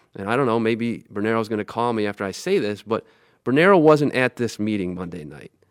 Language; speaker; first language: English; native; English